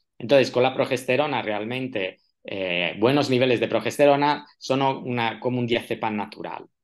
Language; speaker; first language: Spanish; non-native, fluent; Italian